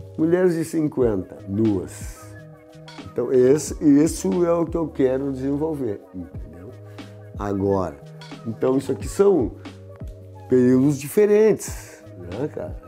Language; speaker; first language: Portuguese; native; Portuguese